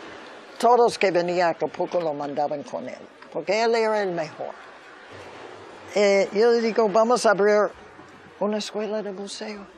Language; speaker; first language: Spanish; early bilingual, other home language; English